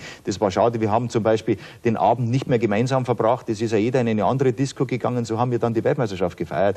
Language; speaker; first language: German; native; German